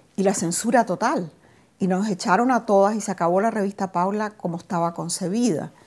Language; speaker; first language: Spanish; native; Spanish